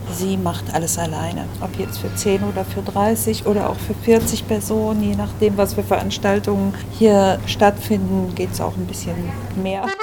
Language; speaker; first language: German; early bilingual, other home language; French